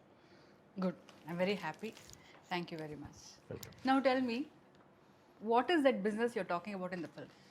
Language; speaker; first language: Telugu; non-native, local second language; Kannada